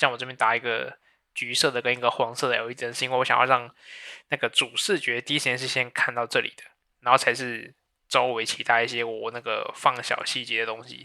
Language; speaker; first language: Chinese; native; Chinese